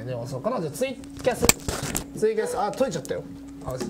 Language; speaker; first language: Japanese; native; Japanese